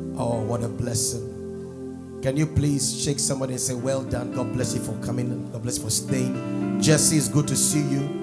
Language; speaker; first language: English; non-native, local second language; Akan